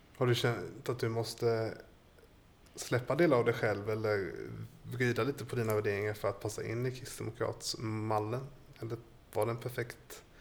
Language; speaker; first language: Swedish; native; Swedish